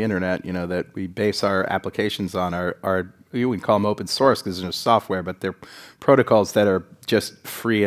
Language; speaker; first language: English; native; English